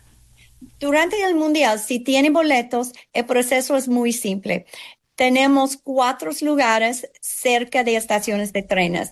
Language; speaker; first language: Spanish; non-native, fluent; English